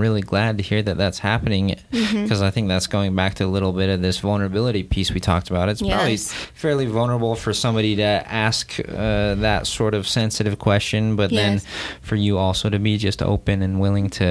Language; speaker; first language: English; native; English